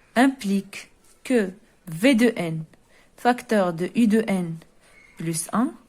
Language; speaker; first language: French; non-native, local second language; Arabic